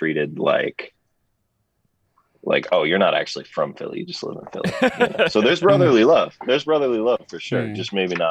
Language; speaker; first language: English; native; English